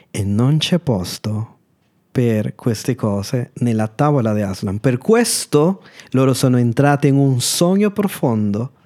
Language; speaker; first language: Italian; non-native, fluent; Spanish